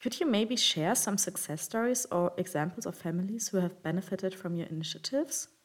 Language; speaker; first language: English; non-native, fluent; German